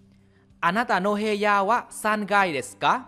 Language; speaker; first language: Japanese; non-native, fluent; Vietnamese